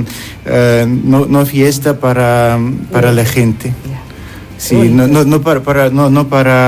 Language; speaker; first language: Spanish; non-native, learner; Russian